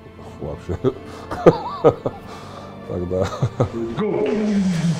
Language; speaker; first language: Russian; non-native, fluent; Georgian